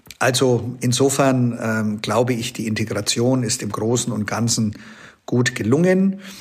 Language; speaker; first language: German; native; German